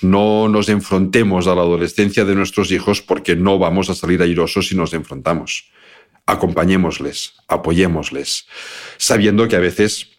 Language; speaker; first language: Spanish; native; Spanish